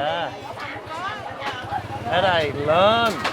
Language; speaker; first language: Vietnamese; non-native, learner; English